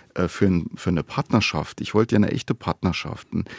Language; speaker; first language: German; native; German